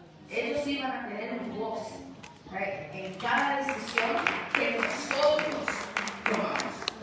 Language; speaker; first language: Spanish; early bilingual, heritage; Spanish